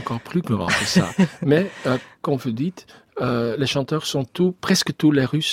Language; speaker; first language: French; non-native, learner; Dutch